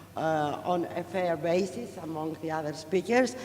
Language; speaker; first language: English; non-native, fluent; Greek